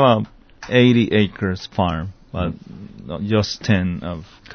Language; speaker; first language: English; non-native, fluent; Spanish